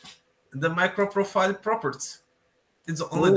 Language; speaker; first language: English; non-native, learner; Portuguese